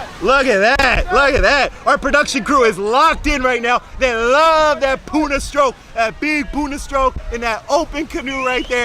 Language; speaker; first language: English; native; English